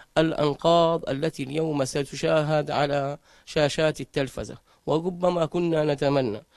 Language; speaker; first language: Arabic; native; Arabic